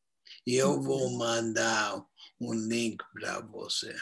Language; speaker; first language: Portuguese; non-native, fluent; English